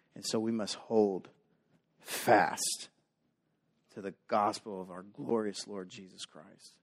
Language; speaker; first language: English; native; English